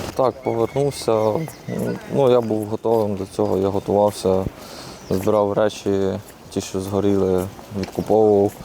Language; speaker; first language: Ukrainian; native; Ukrainian